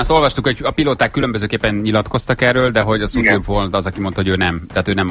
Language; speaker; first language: Hungarian; native; Hungarian